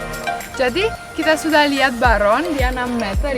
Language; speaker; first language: Indonesian; non-native, fluent; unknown